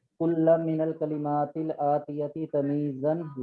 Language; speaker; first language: Arabic; non-native, learner; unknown